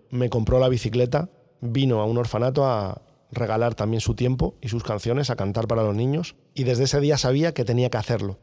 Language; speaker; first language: Spanish; native; Spanish